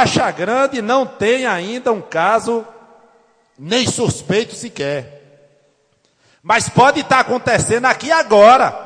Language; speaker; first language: Portuguese; native; Portuguese